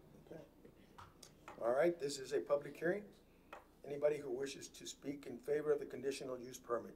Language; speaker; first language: English; early bilingual, other home language; Spanish